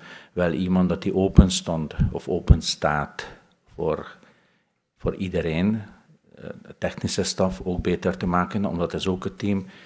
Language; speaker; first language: Dutch; non-native, fluent; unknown